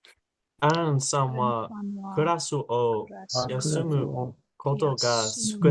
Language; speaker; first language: Japanese; non-native, learner; English